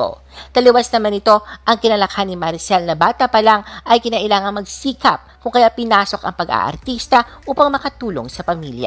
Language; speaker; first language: Filipino; native; Filipino